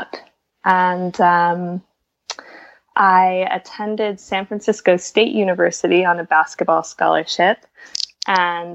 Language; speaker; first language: English; native; English